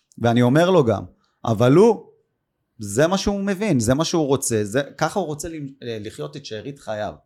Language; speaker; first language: Hebrew; native; Hebrew